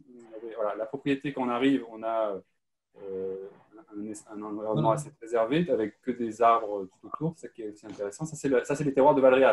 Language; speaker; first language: French; native; French